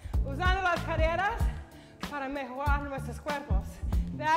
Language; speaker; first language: Spanish; non-native, learner; English